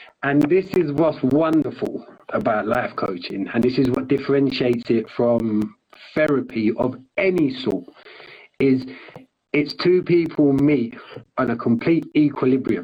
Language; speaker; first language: English; native; English